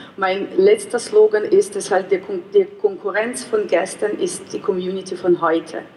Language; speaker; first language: German; non-native, fluent; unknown